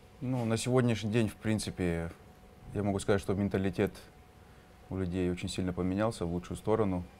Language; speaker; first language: Russian; native; Russian